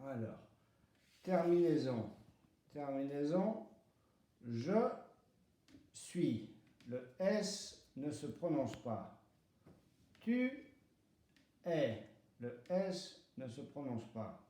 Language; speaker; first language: French; non-native, fluent; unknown